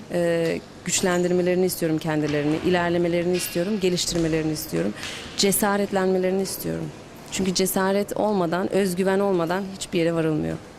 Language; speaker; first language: Turkish; early bilingual, heritage; Turkish